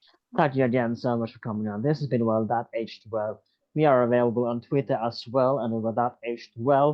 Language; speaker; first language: English; non-native, fluent; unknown